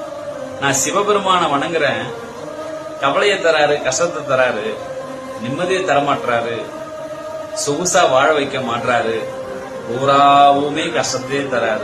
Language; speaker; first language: Tamil; native; Tamil